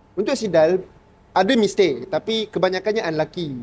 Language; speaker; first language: Malay; native; Malay